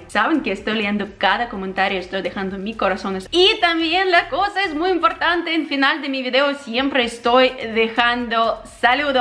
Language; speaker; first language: Spanish; non-native, fluent; Ukrainian